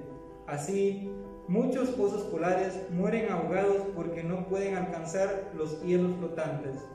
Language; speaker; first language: Spanish; native; Spanish